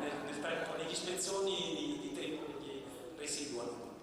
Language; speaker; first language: Italian; native; Italian